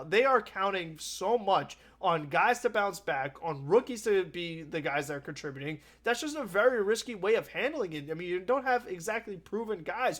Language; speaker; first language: English; native; English